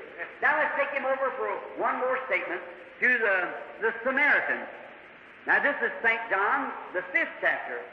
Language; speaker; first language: English; native; English